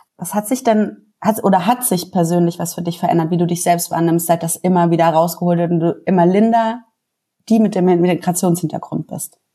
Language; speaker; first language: German; native; German